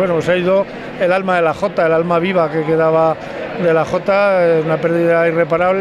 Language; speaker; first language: Spanish; native; Spanish